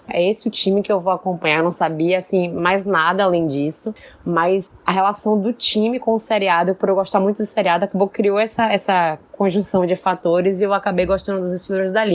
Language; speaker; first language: Portuguese; native; Portuguese